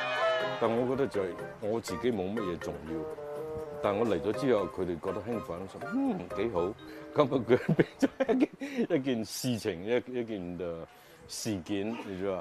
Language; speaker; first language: Chinese; native; Chinese